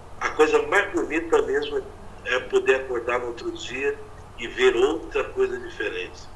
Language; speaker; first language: Portuguese; native; Portuguese